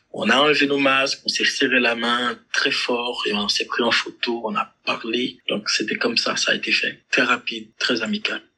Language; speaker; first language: French; non-native, local second language; Haitian Creole